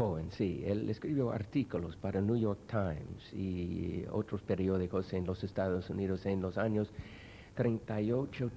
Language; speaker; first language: Spanish; non-native, fluent; English